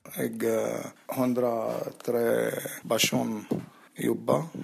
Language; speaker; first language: Norwegian; non-native, learner; Arabic